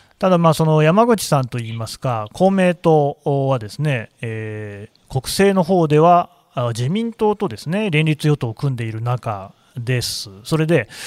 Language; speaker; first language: Japanese; native; Japanese